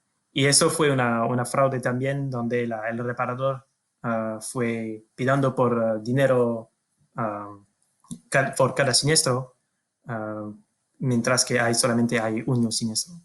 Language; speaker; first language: Spanish; non-native, fluent; French